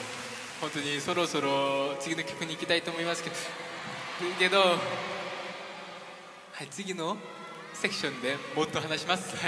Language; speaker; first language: Japanese; non-native, fluent; Korean